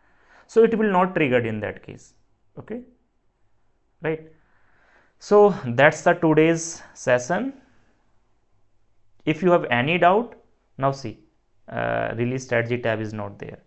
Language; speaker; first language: English; non-native, local second language; Hindi